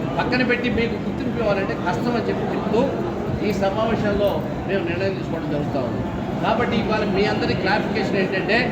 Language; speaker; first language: Telugu; native; Telugu